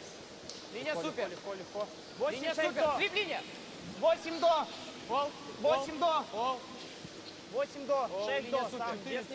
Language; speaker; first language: Russian; native; Russian